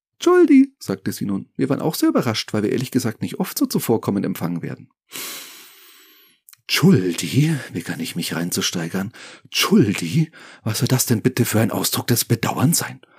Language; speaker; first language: German; native; German